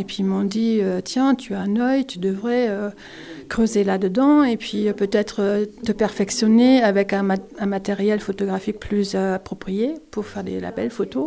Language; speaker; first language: French; non-native, fluent; German